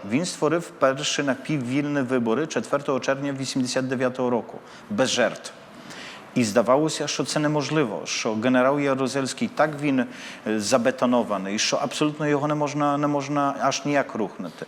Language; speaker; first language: Polish; non-native, learner; Ukrainian